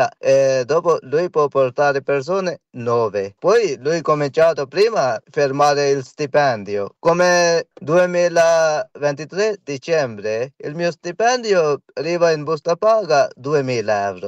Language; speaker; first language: Italian; non-native, learner; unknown